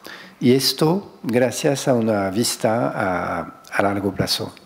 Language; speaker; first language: Spanish; non-native, fluent; French